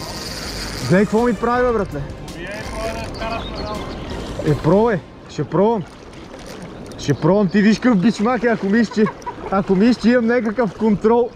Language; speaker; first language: Bulgarian; native; Bulgarian